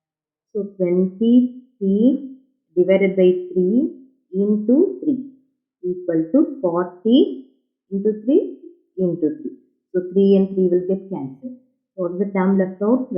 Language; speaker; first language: English; non-native, local second language; Tamil